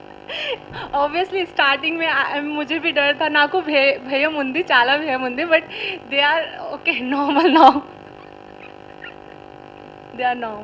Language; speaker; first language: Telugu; non-native, learner; Hindi